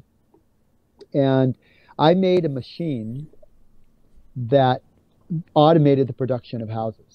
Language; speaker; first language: English; native; English